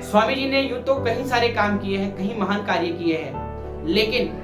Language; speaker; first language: Hindi; native; Hindi